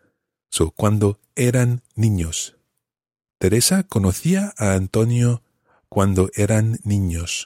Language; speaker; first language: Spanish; non-native, fluent; English